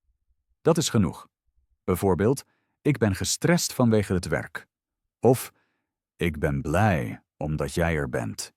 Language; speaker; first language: Dutch; non-native, fluent; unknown